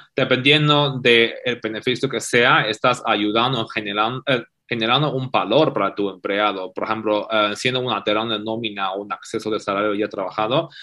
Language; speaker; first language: Spanish; non-native, fluent; Chinese